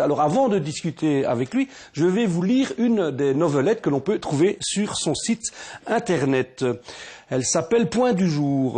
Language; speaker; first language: French; native; French